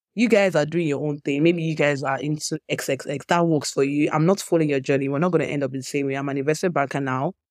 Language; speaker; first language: English; non-native, local second language; Yoruba